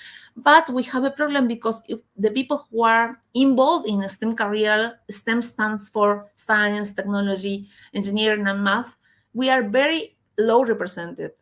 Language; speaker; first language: English; non-native, fluent; Spanish